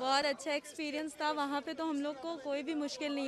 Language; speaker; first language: Hindi; native; Hindi